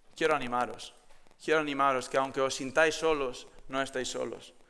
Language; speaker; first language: Spanish; native; Spanish